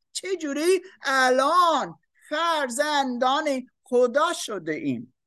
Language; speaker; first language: Persian; non-native, fluent; English